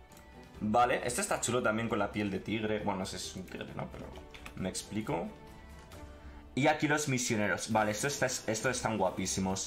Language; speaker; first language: Spanish; native; Spanish